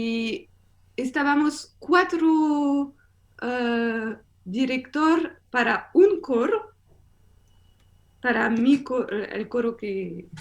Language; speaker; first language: Spanish; non-native, learner; French